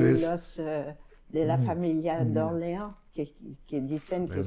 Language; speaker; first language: Spanish; non-native, fluent; French